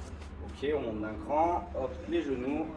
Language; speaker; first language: French; native; French